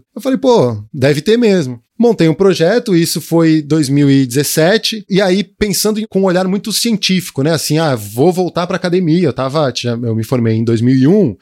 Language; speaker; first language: Portuguese; native; Portuguese